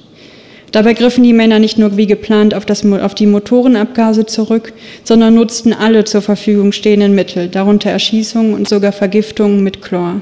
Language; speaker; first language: German; native; German